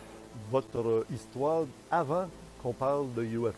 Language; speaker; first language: French; native; French